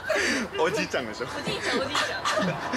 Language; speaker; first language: Japanese; non-native, fluent; Indonesian